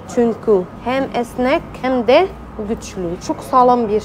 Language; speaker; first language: Turkish; non-native, fluent; Arabic